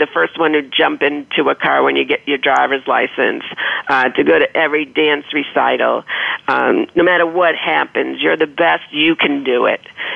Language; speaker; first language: English; native; English